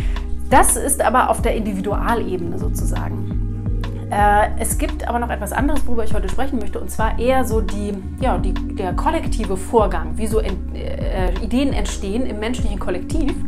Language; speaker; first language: German; native; German